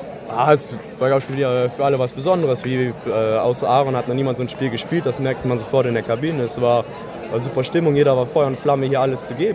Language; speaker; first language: German; native; German